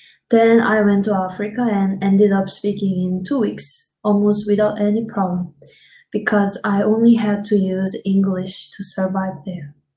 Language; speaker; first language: English; non-native, fluent; Korean